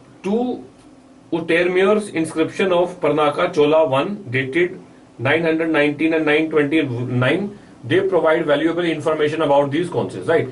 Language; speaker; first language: English; non-native, local second language; Hindi